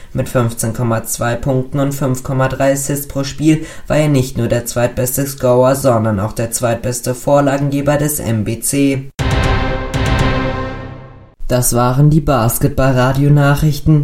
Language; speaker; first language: German; native; German